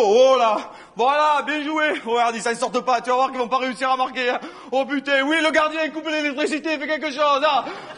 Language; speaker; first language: French; native; French